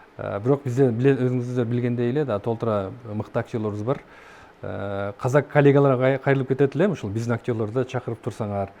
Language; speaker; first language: Kyrgyz; native; Kyrgyz